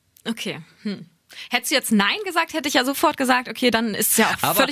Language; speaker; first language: German; native; German